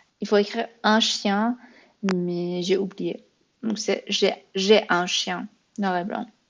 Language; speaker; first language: French; non-native, fluent; Persian